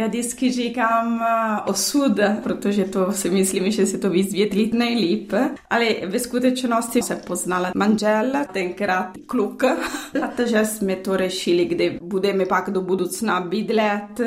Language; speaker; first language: Czech; non-native, learner; Italian